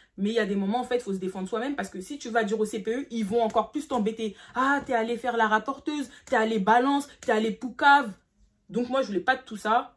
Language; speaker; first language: French; early bilingual, other home language; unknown